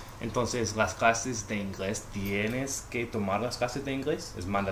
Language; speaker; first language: Spanish; non-native, learner; English